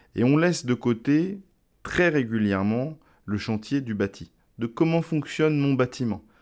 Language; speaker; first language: French; native; French